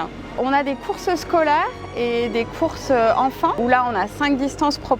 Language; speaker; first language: French; native; French